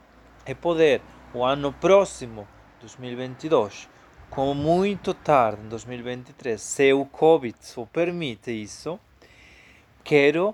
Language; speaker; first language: Portuguese; non-native, fluent; Spanish